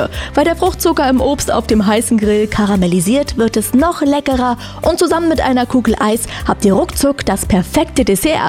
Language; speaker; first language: German; native; German